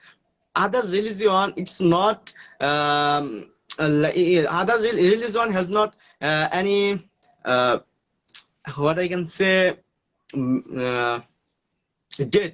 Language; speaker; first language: English; non-native, learner; Bangla